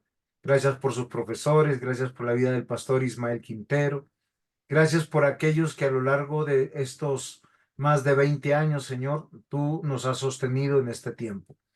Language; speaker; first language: Spanish; native; Spanish